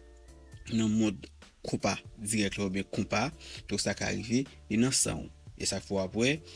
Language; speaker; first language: Haitian Creole; native; Haitian Creole